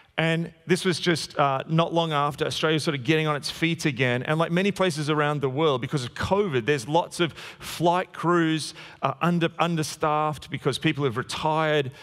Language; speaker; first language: English; native; English